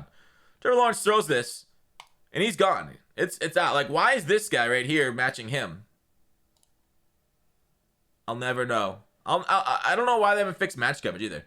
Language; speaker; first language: English; native; English